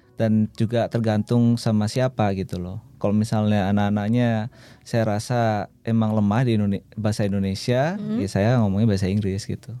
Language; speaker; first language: Indonesian; native; Indonesian